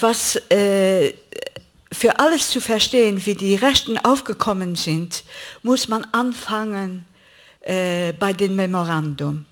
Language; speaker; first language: German; non-native, fluent; Greek